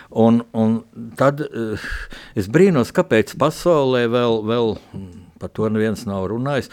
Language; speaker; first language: Latvian; native; Latvian